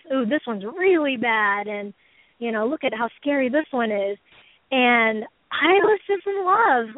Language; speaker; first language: English; native; English